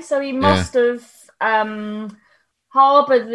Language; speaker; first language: English; native; English